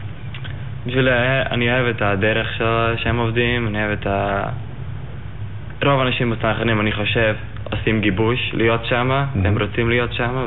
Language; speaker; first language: Hebrew; non-native, learner; Yiddish